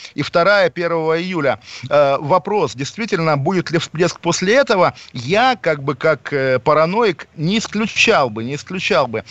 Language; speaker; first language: Russian; native; Russian